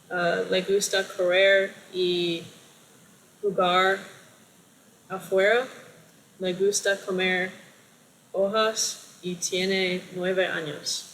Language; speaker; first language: Spanish; non-native, learner; English